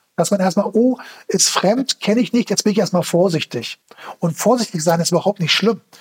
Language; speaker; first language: German; early bilingual, other home language; Turkish